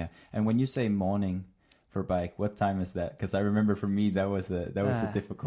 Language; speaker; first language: English; non-native, fluent; Danish